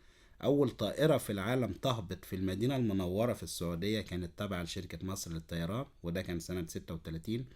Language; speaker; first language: Arabic; native; Arabic